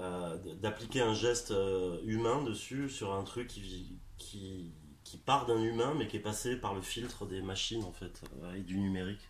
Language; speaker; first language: French; native; French